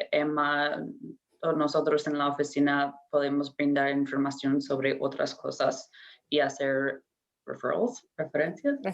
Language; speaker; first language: Spanish; non-native, fluent; English